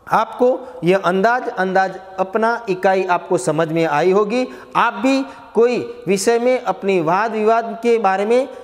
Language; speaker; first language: Hindi; non-native, local second language; Gujarati